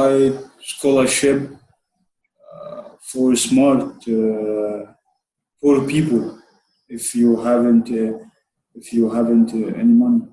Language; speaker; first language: English; non-native, learner; Arabic